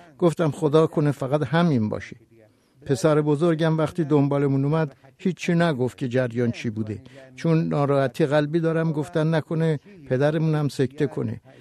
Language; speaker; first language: Persian; non-native, local second language; Kurdish